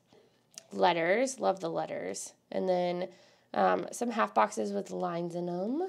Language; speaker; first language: English; native; English